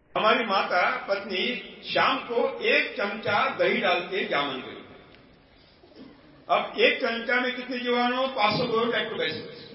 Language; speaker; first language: Hindi; non-native, local second language; Marathi